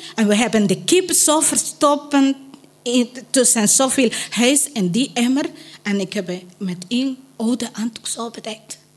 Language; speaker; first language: Dutch; non-native, learner; Spanish